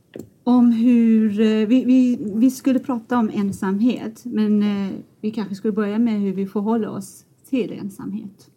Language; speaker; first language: Swedish; non-native, fluent; Persian